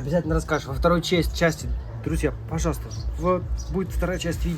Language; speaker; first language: Russian; native; Russian